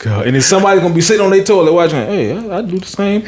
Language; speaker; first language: English; native; English